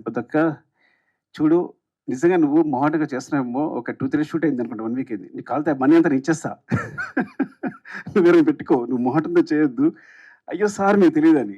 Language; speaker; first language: Telugu; native; Telugu